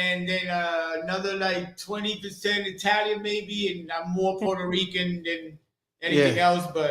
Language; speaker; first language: English; native; English